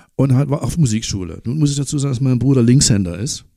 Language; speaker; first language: German; non-native, local second language; English